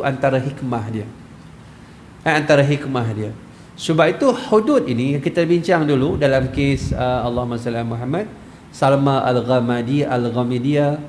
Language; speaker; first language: Malay; native; Malay